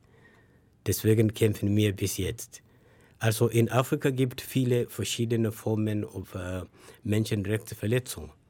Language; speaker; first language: German; non-native, learner; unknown